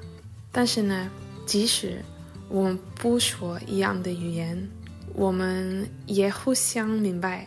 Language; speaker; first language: Chinese; non-native, fluent; Dutch